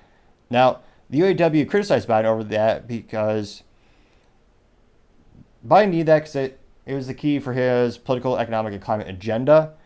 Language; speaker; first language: English; native; English